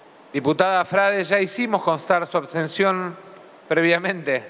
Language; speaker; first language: Spanish; native; Spanish